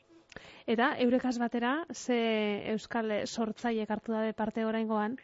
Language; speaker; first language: Basque; native; Basque